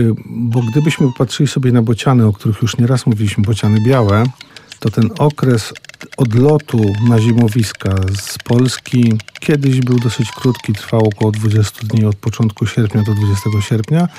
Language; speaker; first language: Polish; native; Polish